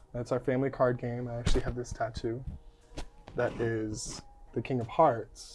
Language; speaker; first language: English; native; English